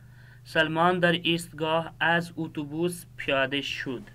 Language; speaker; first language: Persian; non-native, fluent; Urdu